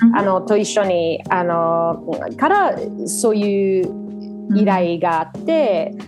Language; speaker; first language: Japanese; non-native, fluent; English